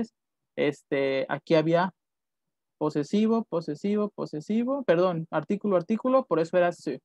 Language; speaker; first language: Spanish; native; Spanish